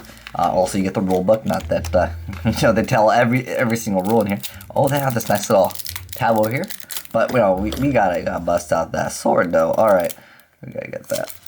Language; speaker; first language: English; native; English